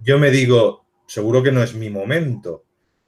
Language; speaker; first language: Spanish; native; Spanish